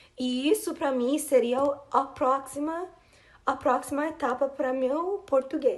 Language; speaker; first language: Portuguese; non-native, fluent; English